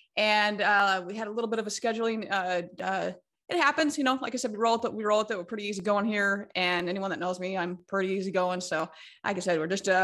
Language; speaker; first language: English; native; English